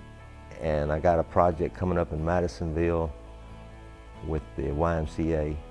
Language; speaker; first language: English; native; English